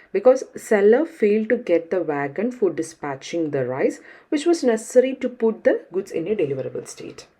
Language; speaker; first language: English; non-native, local second language; Malayalam